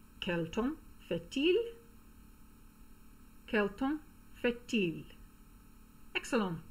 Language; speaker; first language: French; non-native, fluent; English